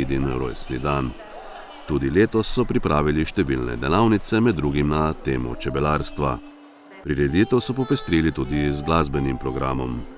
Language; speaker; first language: Slovenian; native; Slovenian